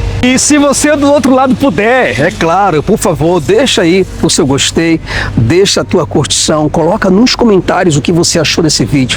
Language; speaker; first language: Portuguese; native; Portuguese